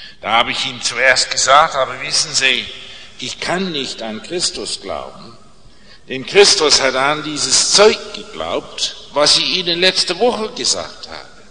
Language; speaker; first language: German; non-native, fluent; English